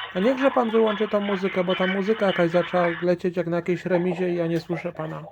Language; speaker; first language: Polish; native; Polish